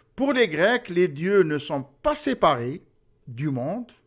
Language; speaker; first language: French; non-native, local second language; Arabic